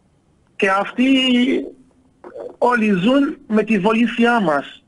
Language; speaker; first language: Greek; non-native, fluent; Arabic